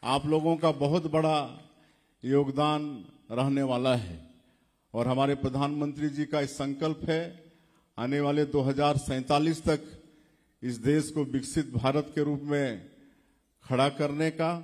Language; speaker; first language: Hindi; native; Hindi